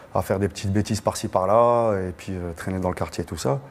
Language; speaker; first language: French; non-native, local second language; Arabic